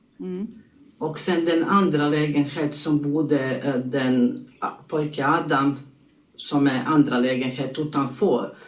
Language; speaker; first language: Swedish; non-native, learner; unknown